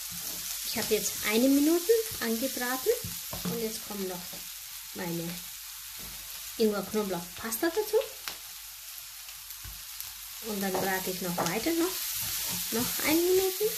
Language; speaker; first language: German; non-native, learner; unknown